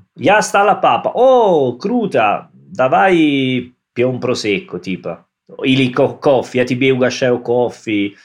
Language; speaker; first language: Russian; non-native, learner; Italian